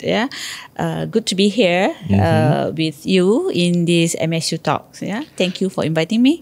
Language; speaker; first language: English; non-native, local second language; Malay